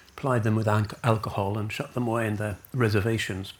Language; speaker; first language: English; native; English